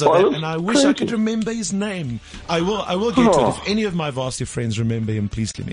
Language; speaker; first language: English; native; English